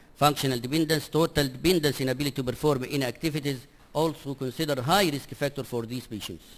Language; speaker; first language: English; non-native, fluent; Arabic